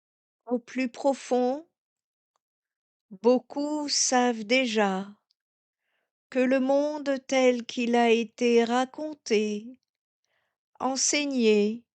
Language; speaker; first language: French; native; French